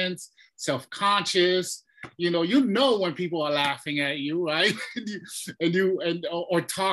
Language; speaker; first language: English; early bilingual, other home language; Tongan